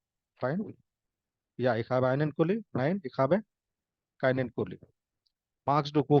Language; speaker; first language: German; non-native, fluent; Hindi